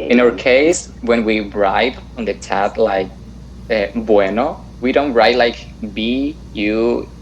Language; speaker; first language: English; non-native, fluent; Spanish